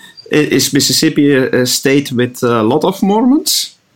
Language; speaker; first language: English; non-native, fluent; Dutch